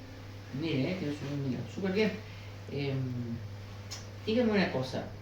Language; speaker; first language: Spanish; native; Spanish